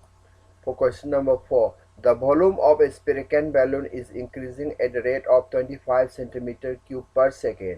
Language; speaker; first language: English; non-native, local second language; Manipuri